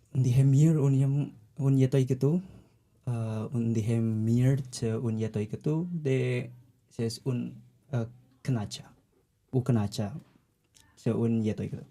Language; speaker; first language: Albanian; non-native, learner; Indonesian